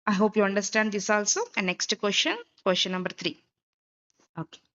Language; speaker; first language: English; non-native, local second language; Telugu